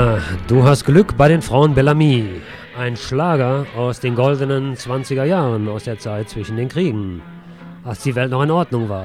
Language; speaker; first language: German; native; German